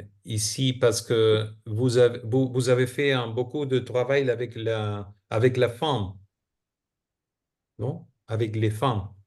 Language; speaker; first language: French; non-native, fluent; Spanish